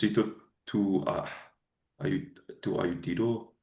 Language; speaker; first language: Spanish; non-native, learner; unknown